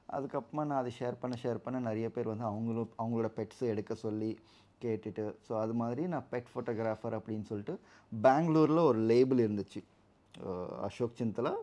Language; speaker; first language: Tamil; non-native, local second language; Telugu